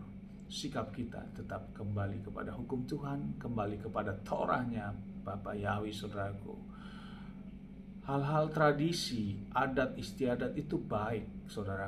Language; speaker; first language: Indonesian; native; Indonesian